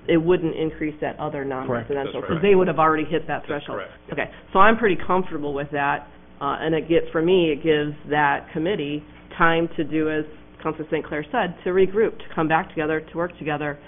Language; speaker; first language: English; native; English